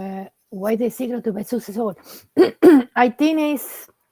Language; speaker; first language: English; non-native, learner; Spanish